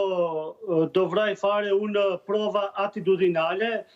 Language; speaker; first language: Italian; non-native, learner; Albanian